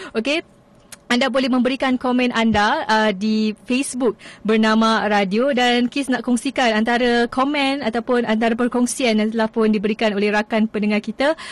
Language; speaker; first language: Malay; native; Malay